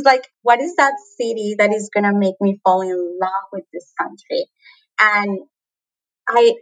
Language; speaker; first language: English; non-native, fluent; Spanish